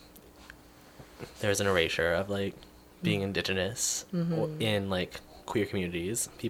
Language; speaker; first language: English; native; English